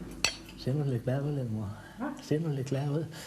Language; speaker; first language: Danish; native; Danish